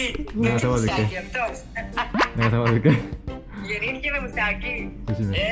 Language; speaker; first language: Korean; native; Korean